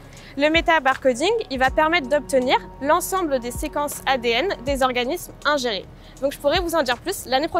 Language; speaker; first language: French; native; French